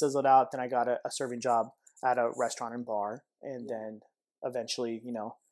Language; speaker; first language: English; native; English